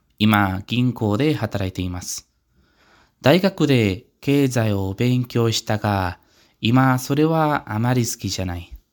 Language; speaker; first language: Japanese; non-native, learner; Spanish